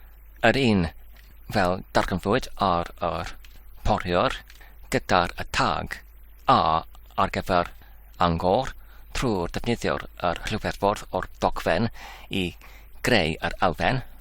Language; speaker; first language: Welsh; non-native, learner; English